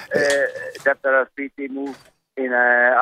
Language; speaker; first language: Greek; non-native, learner; Hungarian